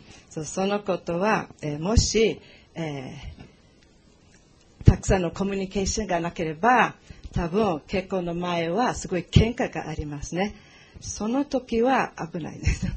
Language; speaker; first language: Japanese; non-native, learner; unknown